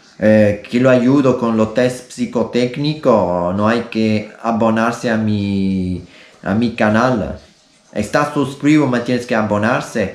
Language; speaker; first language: Spanish; non-native, learner; Italian